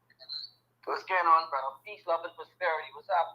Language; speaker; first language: English; native; English